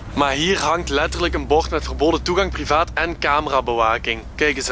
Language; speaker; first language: Dutch; native; Dutch